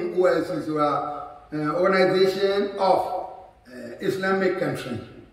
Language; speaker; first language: Burmese; native; Burmese